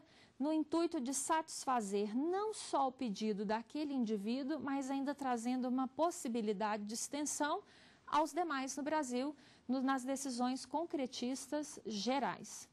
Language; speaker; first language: Portuguese; native; Portuguese